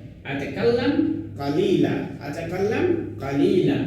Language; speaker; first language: Arabic; non-native, learner; Hindi